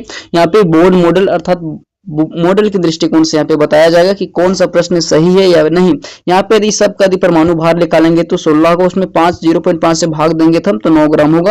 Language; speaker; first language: Hindi; native; Hindi